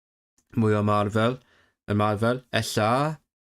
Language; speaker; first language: Welsh; non-native, learner; Cantonese